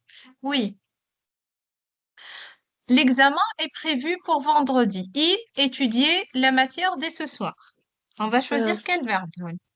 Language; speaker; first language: French; non-native, local second language; Arabic